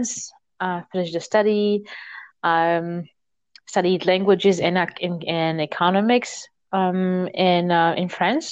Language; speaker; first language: English; non-native, fluent; French